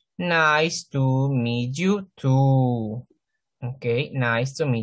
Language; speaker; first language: English; non-native, fluent; Spanish